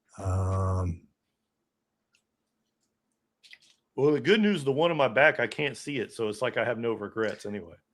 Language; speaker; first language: English; native; English